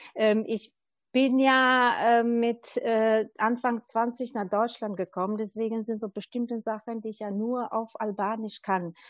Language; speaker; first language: German; non-native, fluent; Albanian